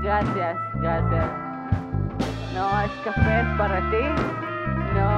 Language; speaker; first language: Spanish; non-native, learner; Hebrew